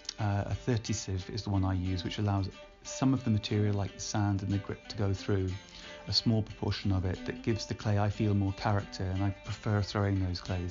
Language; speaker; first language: English; native; English